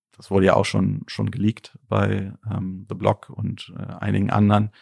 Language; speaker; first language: German; native; German